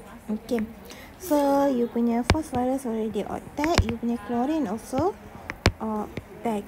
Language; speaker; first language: English; non-native, local second language; Malay